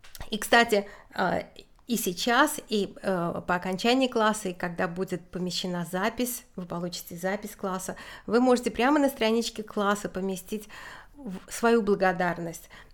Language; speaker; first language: Russian; native; Russian